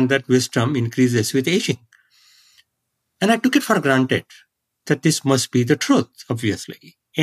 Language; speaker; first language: English; non-native, local second language; Marathi